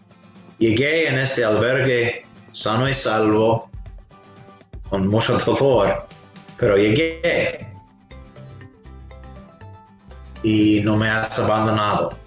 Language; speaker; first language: Spanish; non-native, fluent; English